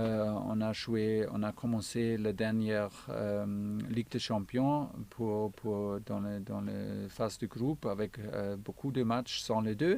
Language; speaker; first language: French; non-native, fluent; German